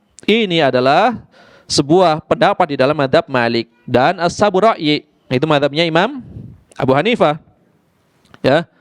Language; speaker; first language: Indonesian; native; Indonesian